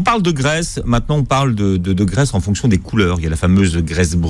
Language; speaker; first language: French; native; French